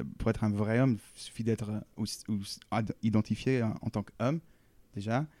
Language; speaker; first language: French; non-native, fluent; English